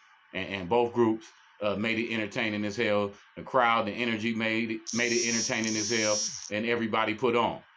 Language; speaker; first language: English; native; English